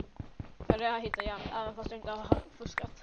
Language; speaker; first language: Swedish; native; Swedish